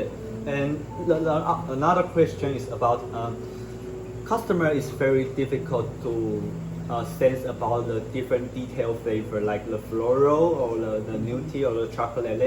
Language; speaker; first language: English; non-native, learner; Chinese